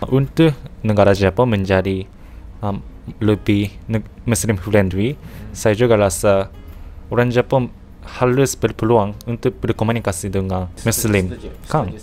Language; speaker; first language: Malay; non-native, fluent; Japanese